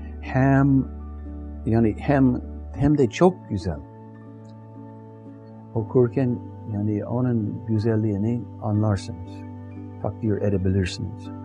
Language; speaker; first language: Turkish; non-native, fluent; English